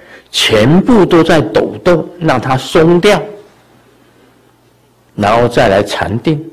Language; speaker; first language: Chinese; native; Chinese